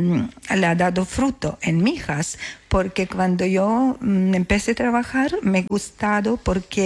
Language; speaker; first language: Spanish; non-native, learner; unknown